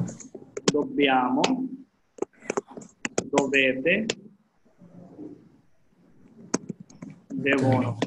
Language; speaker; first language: Italian; non-native, learner; Hindi